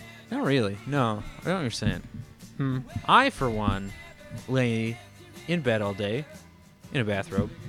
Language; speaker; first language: English; native; English